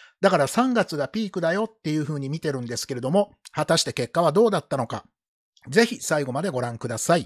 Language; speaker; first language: Japanese; native; Japanese